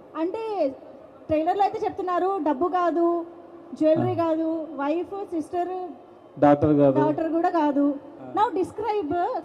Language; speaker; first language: Telugu; native; Telugu